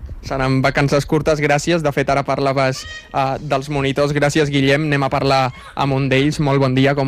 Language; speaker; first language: Catalan; native; Catalan